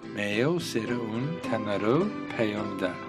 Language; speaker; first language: Korean; non-native, learner; English